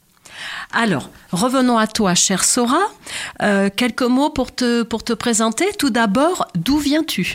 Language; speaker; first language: French; native; French